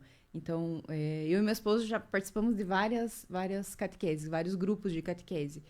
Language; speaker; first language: Portuguese; native; Portuguese